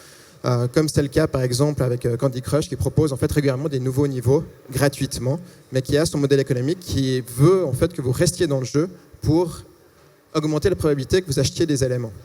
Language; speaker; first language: French; native; French